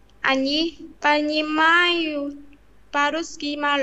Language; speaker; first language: Russian; non-native, learner; Vietnamese